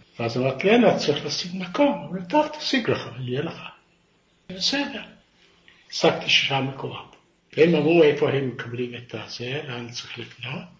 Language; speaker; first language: Hebrew; non-native, fluent; Yiddish